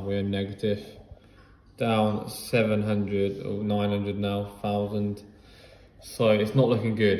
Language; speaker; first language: English; native; English